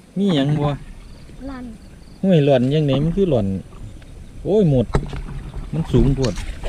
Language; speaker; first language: Thai; native; Thai